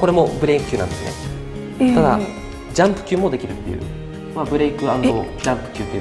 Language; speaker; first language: Japanese; native; Japanese